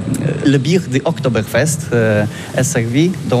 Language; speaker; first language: French; non-native, learner; Polish